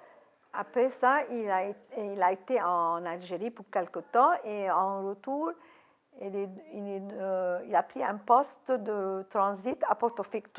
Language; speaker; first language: French; non-native, fluent; Arabic